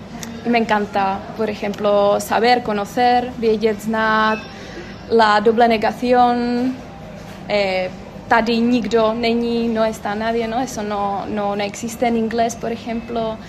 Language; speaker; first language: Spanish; non-native, fluent; Czech